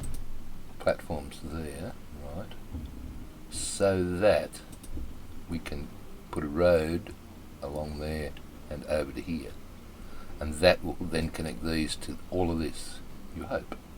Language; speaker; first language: English; native; English